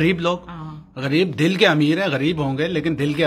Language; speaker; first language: Urdu; native; Urdu